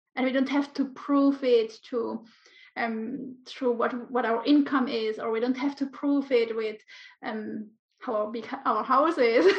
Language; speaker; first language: English; non-native, fluent; German